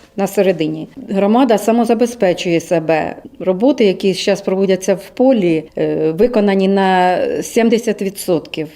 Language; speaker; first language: Ukrainian; native; Ukrainian